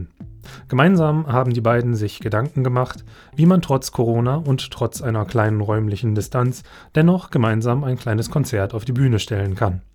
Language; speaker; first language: German; native; German